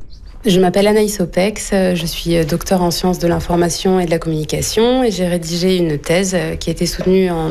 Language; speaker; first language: French; native; French